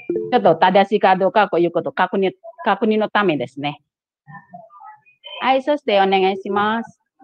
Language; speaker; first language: Japanese; non-native, fluent; Indonesian